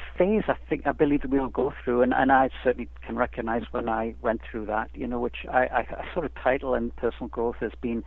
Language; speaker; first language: English; native; English